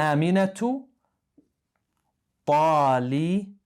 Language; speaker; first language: Arabic; non-native, fluent; English